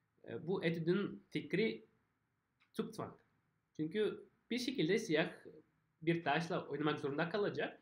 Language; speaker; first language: Turkish; non-native, fluent; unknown